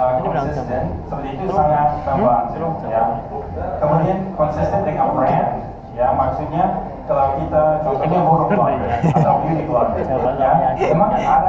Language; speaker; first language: Indonesian; non-native, fluent; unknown